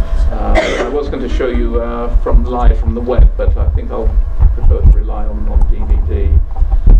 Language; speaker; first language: English; native; English